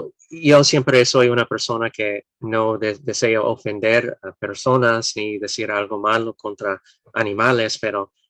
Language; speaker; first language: Spanish; non-native, fluent; English